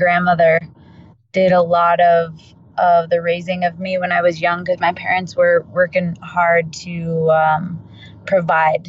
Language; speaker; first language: English; native; English